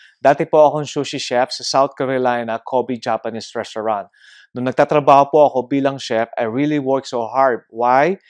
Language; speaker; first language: Filipino; native; Filipino